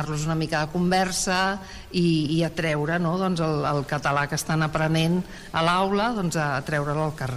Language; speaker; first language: Catalan; native; Catalan